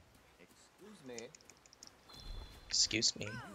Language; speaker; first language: English; native; English